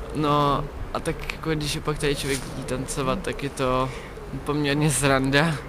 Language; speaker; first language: Czech; native; Czech